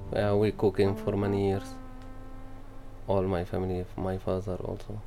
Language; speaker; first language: English; non-native, learner; Arabic